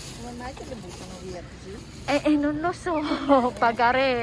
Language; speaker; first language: Filipino; native; Filipino